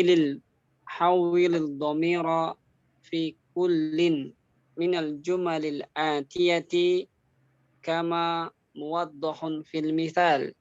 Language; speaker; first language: Arabic; non-native, fluent; Indonesian